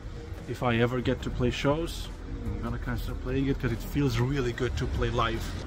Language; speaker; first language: English; non-native, fluent; Persian